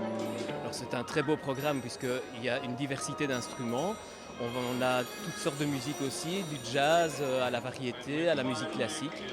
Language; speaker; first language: French; native; French